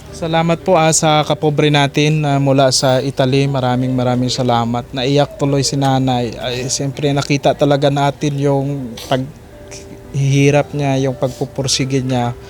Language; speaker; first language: Filipino; non-native, local second language; Aklanon